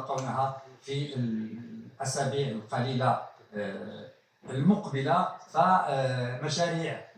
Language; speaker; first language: Arabic; native; Arabic